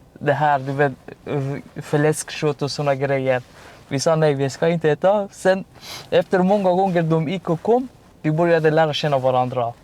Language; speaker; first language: Swedish; non-native, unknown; Persian